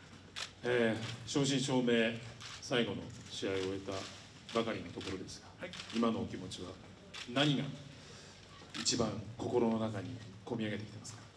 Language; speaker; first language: Japanese; native; Japanese